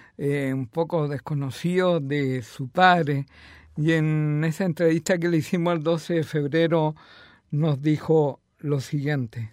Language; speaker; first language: Spanish; native; Spanish